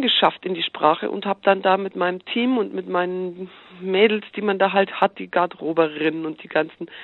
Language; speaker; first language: German; native; German